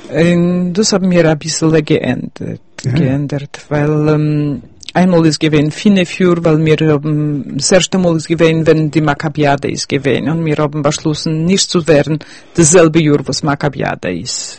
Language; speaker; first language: German; early bilingual, heritage; Yiddish